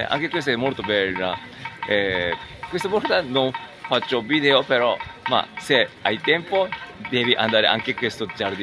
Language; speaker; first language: Italian; non-native, learner; Japanese